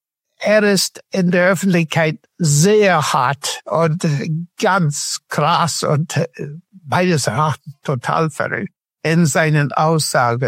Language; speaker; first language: German; non-native, fluent; English